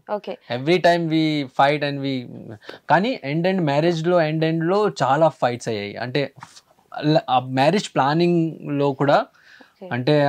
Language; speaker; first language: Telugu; early bilingual, heritage; Telugu